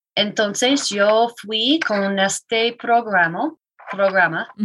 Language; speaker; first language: Spanish; non-native, learner; English